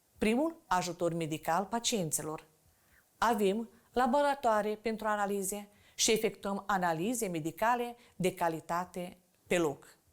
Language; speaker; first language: Romanian; native; Romanian